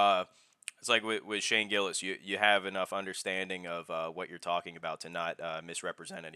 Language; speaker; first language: English; native; English